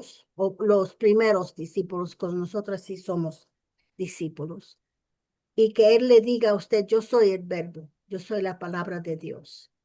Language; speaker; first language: Spanish; early bilingual, heritage; English